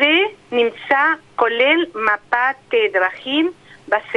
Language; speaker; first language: Hebrew; non-native, fluent; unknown